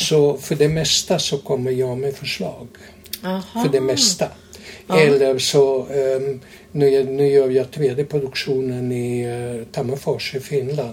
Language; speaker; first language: Swedish; non-native, fluent; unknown